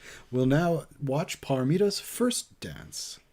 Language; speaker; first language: English; native; English